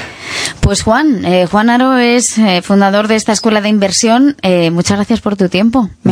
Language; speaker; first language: Spanish; native; Spanish